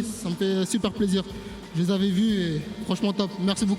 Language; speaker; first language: French; native; French